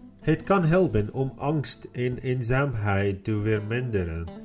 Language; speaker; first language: Dutch; non-native, learner; Arabic